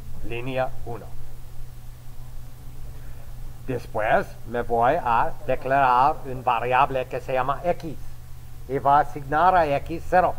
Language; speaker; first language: Spanish; non-native, fluent; English